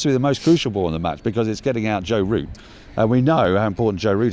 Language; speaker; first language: English; native; English